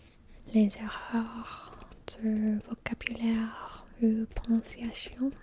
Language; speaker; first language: French; non-native, learner; English